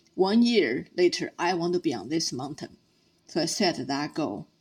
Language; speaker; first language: English; non-native, fluent; Chinese